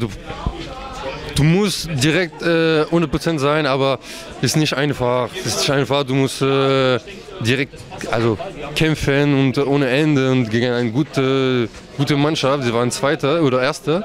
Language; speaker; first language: German; non-native, fluent; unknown